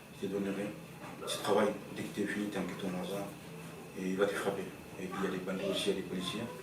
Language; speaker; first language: French; non-native, local second language; Soninke